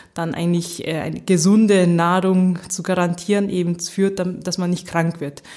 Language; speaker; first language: German; early bilingual, heritage; Japanese